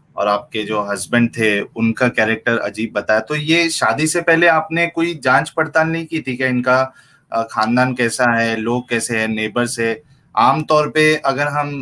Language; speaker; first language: Hindi; native; Hindi